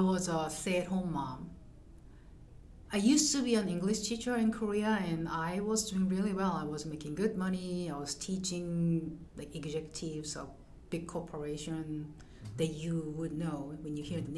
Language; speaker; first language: English; non-native, fluent; Korean